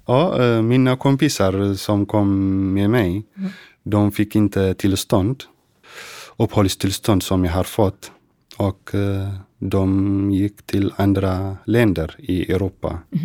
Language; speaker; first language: Swedish; non-native, fluent; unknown